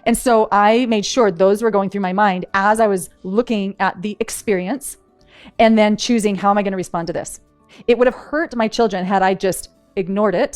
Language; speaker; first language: English; native; English